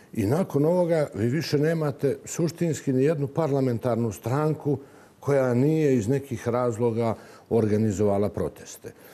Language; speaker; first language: Serbian; native; Serbian